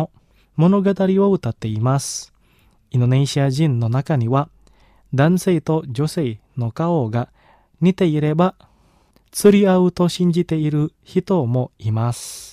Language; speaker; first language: Japanese; non-native, fluent; Indonesian